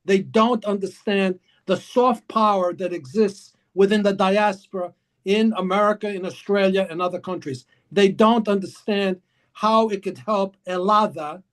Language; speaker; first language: English; early bilingual, other home language; Greek